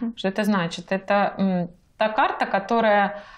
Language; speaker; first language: Russian; native; Russian